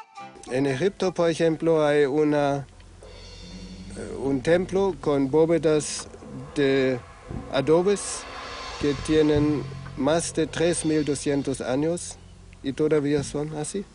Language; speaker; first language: Spanish; non-native, fluent; German